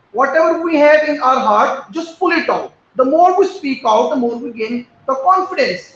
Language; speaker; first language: English; non-native, local second language; Urdu